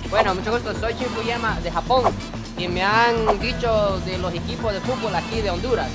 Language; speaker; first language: Spanish; non-native, fluent; Japanese